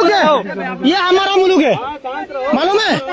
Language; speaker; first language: Hindi; non-native, learner; Bangla